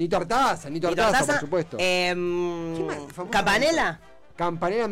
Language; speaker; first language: Spanish; native; Spanish